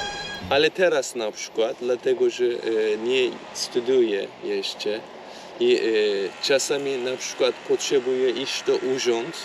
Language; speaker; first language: Polish; non-native, learner; Turkish